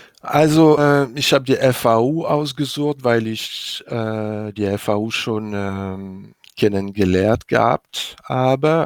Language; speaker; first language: German; non-native, learner; French